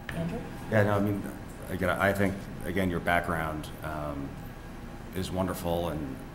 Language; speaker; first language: English; native; English